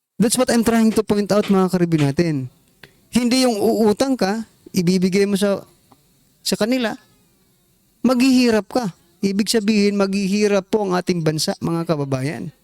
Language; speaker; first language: Filipino; non-native, local second language; Waray